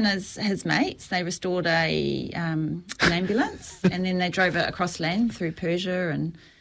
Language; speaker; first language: English; native; English